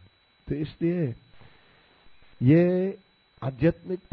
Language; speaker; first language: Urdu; non-native, learner; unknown